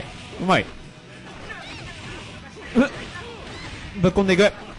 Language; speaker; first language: Japanese; native; Japanese